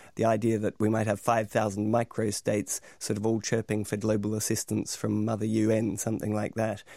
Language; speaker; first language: English; native; English